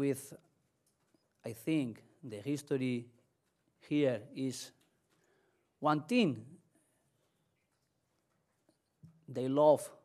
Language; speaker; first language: English; non-native, learner; Spanish